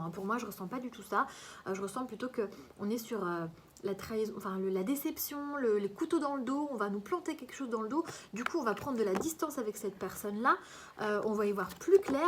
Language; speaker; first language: French; native; French